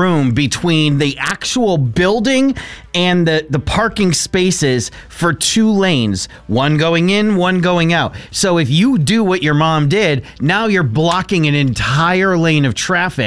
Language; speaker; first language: English; native; English